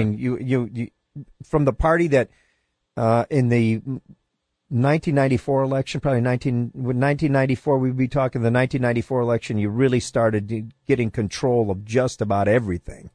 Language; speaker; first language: English; native; English